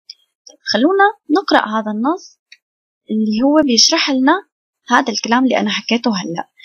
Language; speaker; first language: Arabic; native; Arabic